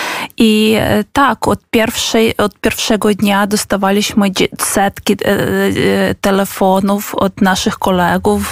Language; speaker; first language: Polish; non-native, fluent; Ukrainian